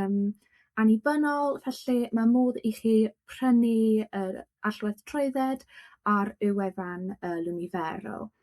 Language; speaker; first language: Welsh; non-native, local second language; English